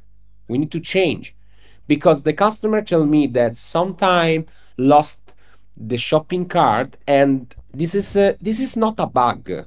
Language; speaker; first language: English; non-native, learner; Italian